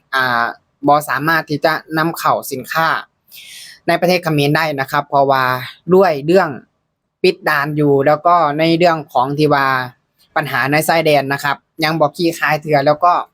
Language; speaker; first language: Thai; non-native, local second language; Lao